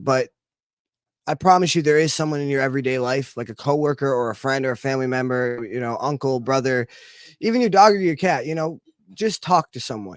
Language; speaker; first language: English; native; English